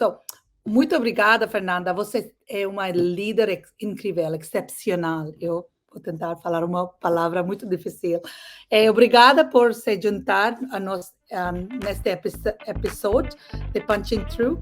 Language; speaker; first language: Portuguese; non-native, learner; English